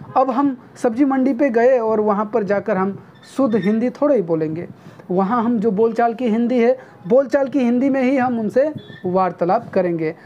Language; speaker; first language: Hindi; non-native, local second language; Nepali